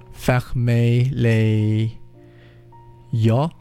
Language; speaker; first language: French; non-native, learner; English